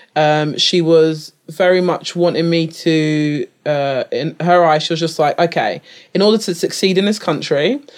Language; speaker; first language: English; native; English